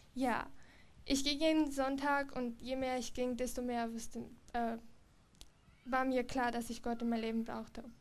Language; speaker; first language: German; non-native, fluent; Romanian